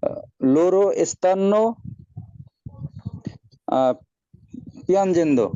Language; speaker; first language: Italian; non-native, learner; Bangla